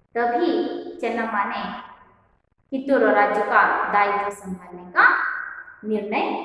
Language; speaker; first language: Hindi; non-native, local second language; Kannada